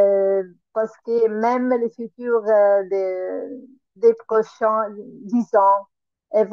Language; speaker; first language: French; non-native, learner; Italian